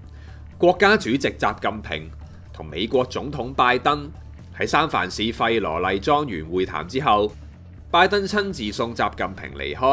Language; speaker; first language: Chinese; non-native, local second language; Cantonese